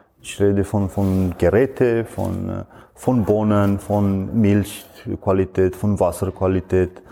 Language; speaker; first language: German; non-native, fluent; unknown